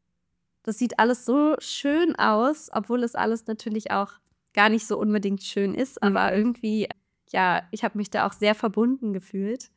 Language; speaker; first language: German; native; German